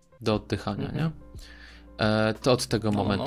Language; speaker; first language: Polish; native; Polish